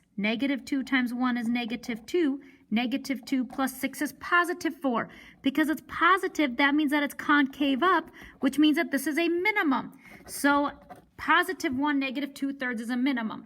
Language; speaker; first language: English; native; English